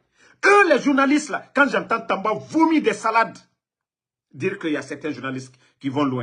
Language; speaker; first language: French; non-native, local second language; Mandingo